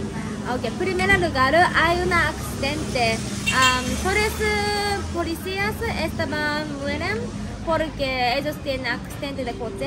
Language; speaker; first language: Spanish; non-native, learner; Japanese